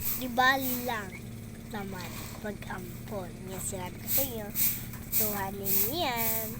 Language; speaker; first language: Filipino; native; Filipino